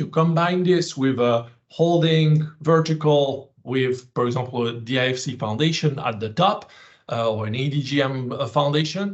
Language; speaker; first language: English; non-native, fluent; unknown